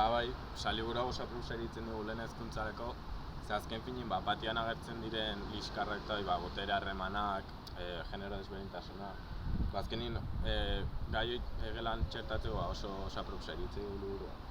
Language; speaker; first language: Basque; native; Basque